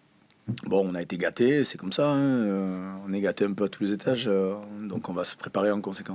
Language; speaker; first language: French; native; French